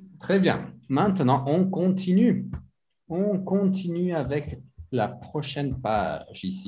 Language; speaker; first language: French; non-native, fluent; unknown